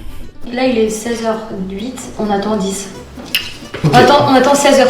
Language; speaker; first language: French; native; French